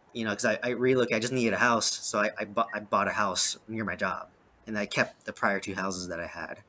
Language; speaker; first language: English; native; English